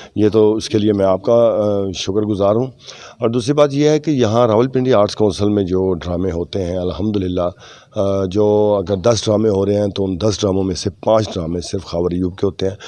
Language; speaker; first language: Urdu; non-native, local second language; Punjabi